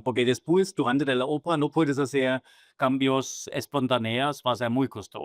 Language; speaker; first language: Spanish; non-native, fluent; German